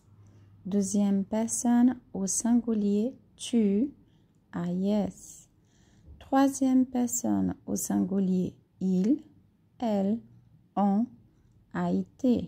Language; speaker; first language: French; non-native, fluent; Portuguese